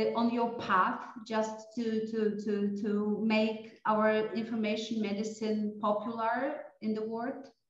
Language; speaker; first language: English; non-native, fluent; Polish